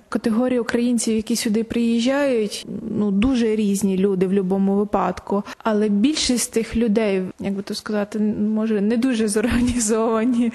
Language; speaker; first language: Ukrainian; native; Ukrainian